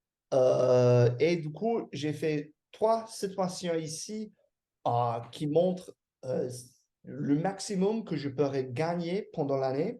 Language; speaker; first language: French; non-native, fluent; English